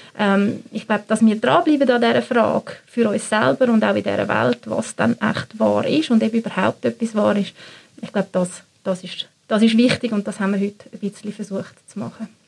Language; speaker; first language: German; native; German